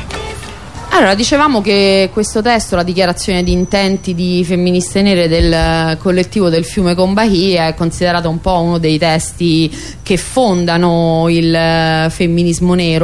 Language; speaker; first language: Italian; native; Italian